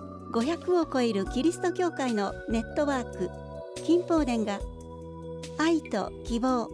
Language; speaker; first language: Japanese; native; Japanese